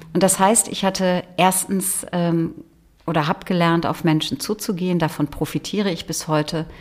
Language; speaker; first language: German; native; German